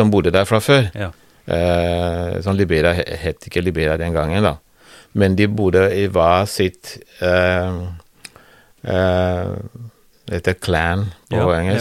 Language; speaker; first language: Norwegian; non-native, fluent; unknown